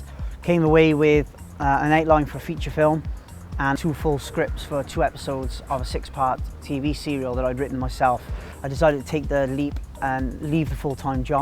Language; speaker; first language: English; native; English